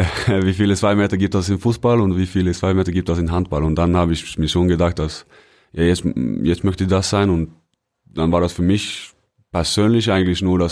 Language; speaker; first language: German; non-native, fluent; Norwegian